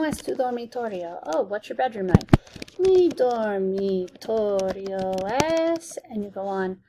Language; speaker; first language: Spanish; non-native, fluent; English